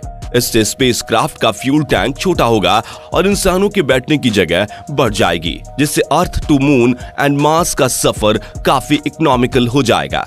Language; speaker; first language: Hindi; native; Hindi